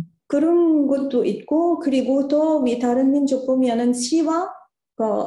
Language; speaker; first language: Korean; non-native, learner; Arabic